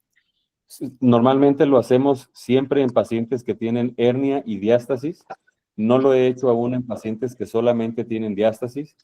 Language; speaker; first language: Spanish; native; Spanish